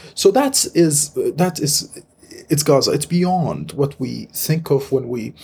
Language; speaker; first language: English; non-native, fluent; Arabic